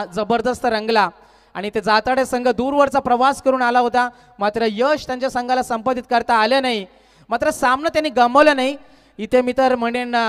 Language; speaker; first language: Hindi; non-native, local second language; Marathi